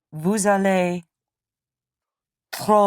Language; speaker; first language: French; non-native, learner; English